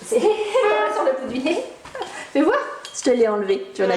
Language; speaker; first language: French; native; French